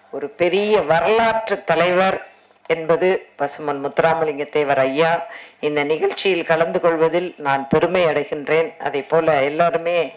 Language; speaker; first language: Tamil; native; Tamil